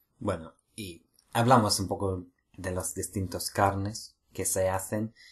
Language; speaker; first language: Spanish; non-native, fluent; English